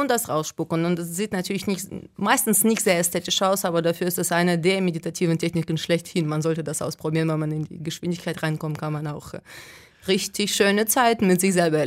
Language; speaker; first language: German; non-native, fluent; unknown